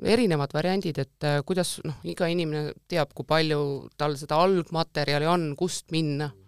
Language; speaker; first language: Estonian; native; Estonian